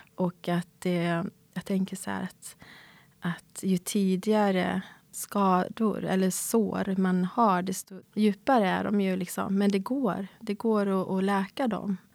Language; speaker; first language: Swedish; native; Swedish